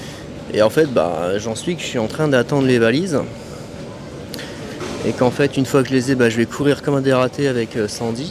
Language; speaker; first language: French; native; French